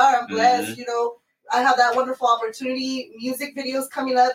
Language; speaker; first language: English; early bilingual, other home language; Spanish